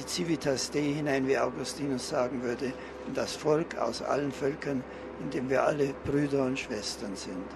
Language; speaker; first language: German; native; German